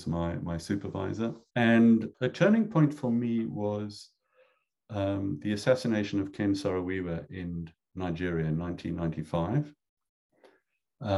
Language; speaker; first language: English; native; English